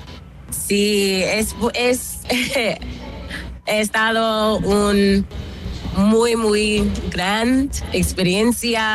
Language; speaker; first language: Spanish; non-native, learner; English